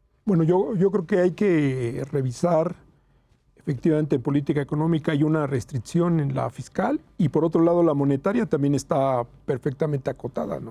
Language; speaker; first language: Spanish; native; Spanish